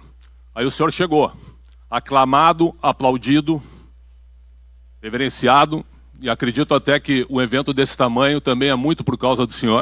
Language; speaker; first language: Portuguese; native; Portuguese